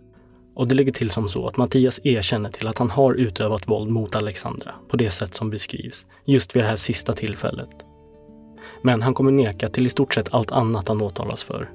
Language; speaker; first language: Swedish; native; Swedish